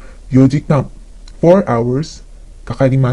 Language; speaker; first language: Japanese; non-native, fluent; Filipino